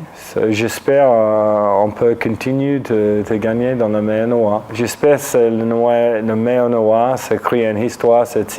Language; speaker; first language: French; non-native, fluent; English